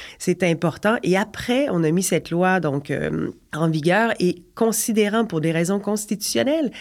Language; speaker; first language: French; native; French